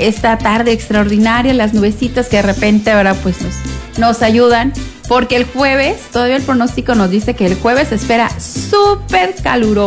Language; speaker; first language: Spanish; native; Spanish